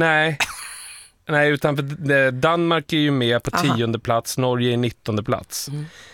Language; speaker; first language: Swedish; native; Swedish